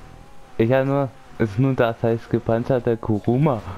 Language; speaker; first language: German; native; German